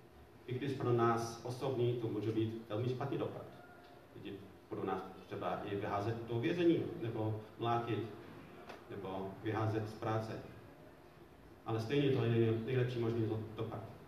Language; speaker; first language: Czech; non-native, fluent; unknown